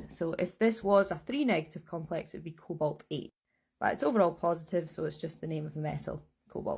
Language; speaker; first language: English; native; English